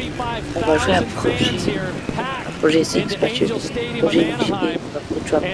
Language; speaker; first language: French; native; French